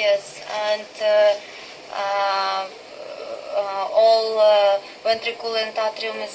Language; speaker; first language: English; non-native, learner; Russian